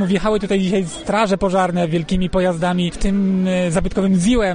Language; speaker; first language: Polish; native; Polish